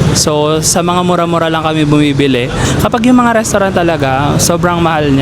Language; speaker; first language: Filipino; native; Filipino